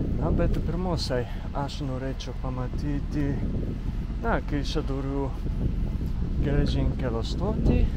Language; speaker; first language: Lithuanian; non-native, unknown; Japanese